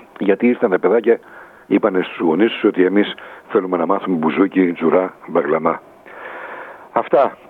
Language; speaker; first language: Greek; native; Greek